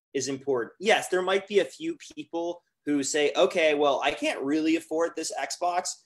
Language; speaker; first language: English; native; English